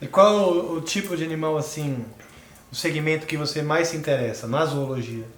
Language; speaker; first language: Portuguese; native; Portuguese